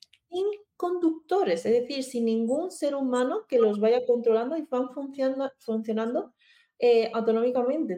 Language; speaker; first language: Spanish; early bilingual, other home language; Chinese